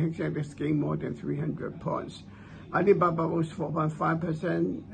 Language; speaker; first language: English; non-native, local second language; Cantonese